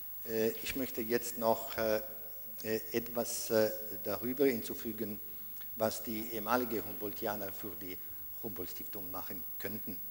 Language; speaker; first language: German; non-native, fluent; Italian